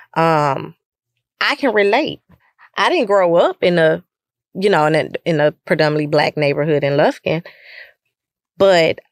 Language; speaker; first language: English; native; English